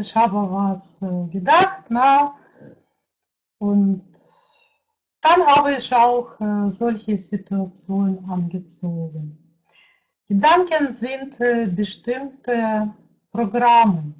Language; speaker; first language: German; non-native, fluent; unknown